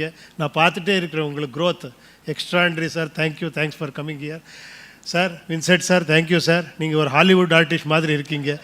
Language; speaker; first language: Tamil; non-native, local second language; Kannada